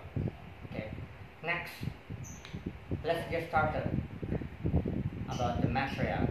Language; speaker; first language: English; non-native, learner; Indonesian